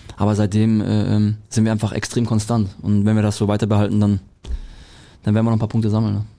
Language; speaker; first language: German; native; German